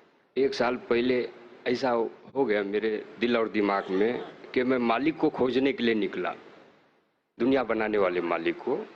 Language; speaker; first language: Hindi; non-native, local second language; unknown